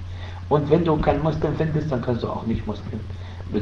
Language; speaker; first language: German; non-native, fluent; Arabic